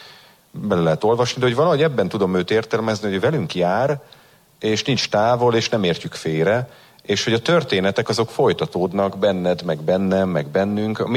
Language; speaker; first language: Hungarian; native; Hungarian